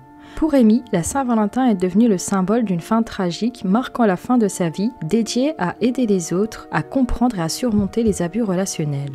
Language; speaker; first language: French; native; French